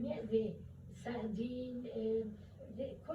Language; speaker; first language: Hebrew; non-native, learner; Arabic